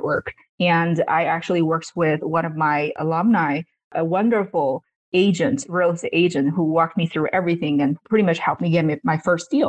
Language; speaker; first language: English; non-native, fluent; Chinese